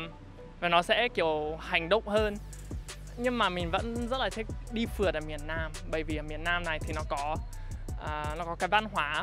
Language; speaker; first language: Vietnamese; non-native, fluent; English